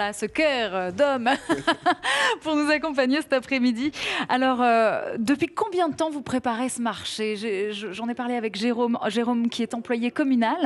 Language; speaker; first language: French; native; French